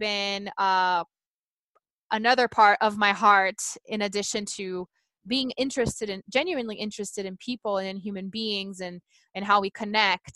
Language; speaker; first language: English; non-native, fluent; Portuguese